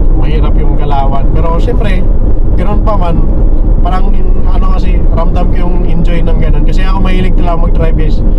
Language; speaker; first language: Filipino; native; Filipino